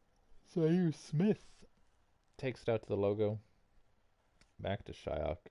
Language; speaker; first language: English; native; English